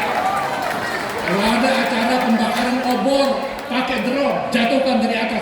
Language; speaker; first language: Indonesian; non-native, local second language; Sasak